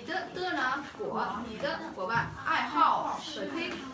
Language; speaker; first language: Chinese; non-native, fluent; Vietnamese